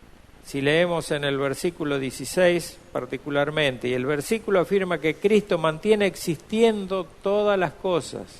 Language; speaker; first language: Spanish; native; Spanish